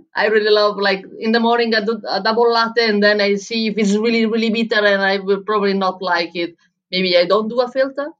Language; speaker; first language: English; non-native, fluent; Italian